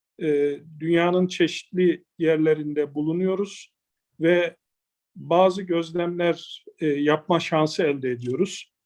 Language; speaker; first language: Turkish; native; Turkish